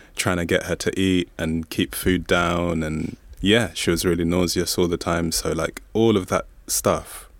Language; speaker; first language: English; non-native, local second language; Bemba